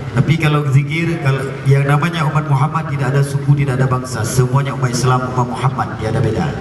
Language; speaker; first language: Malay; non-native, local second language; Achinese